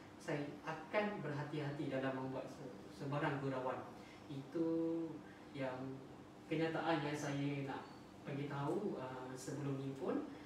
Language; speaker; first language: Malay; native; Malay